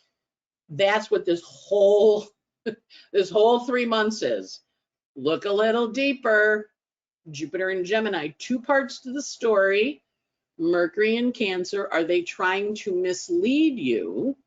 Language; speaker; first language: English; native; English